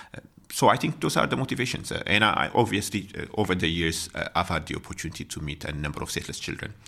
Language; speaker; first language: English; non-native, fluent; Amharic